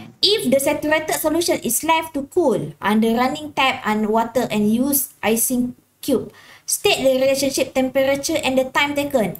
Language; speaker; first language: English; non-native, local second language; Malay